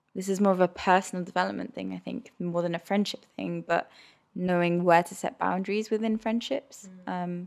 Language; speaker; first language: English; early bilingual, other home language; Urdu